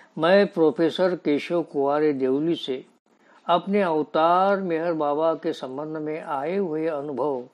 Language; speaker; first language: Hindi; native; Hindi